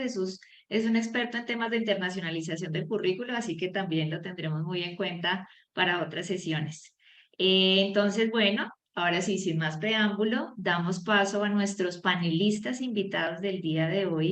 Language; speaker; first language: Spanish; native; Spanish